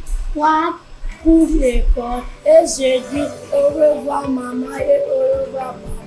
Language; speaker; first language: French; non-native, learner; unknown